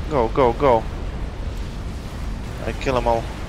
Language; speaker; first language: English; non-native, learner; Russian